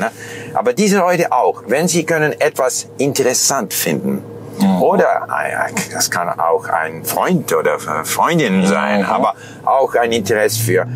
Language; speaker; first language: German; non-native, fluent; English